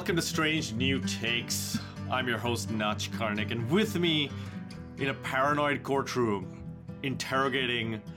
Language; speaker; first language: English; non-native, local second language; Hindi